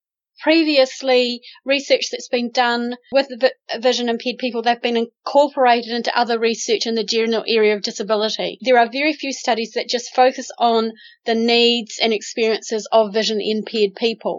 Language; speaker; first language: English; native; English